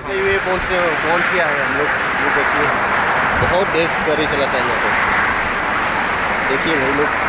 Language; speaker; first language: Hindi; non-native, local second language; Bangla